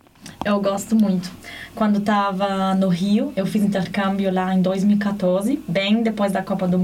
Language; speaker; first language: Portuguese; non-native, fluent; German